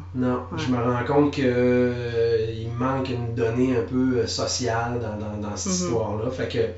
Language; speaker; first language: French; native; French